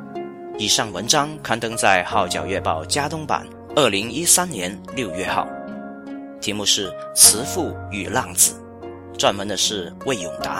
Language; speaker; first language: Chinese; native; Chinese